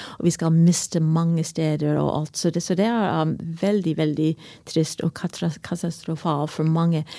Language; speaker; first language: Norwegian; non-native, fluent; English